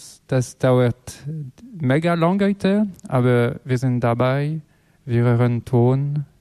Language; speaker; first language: German; non-native, learner; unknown